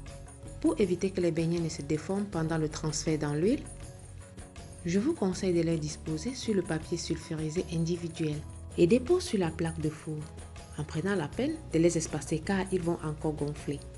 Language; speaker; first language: French; native; French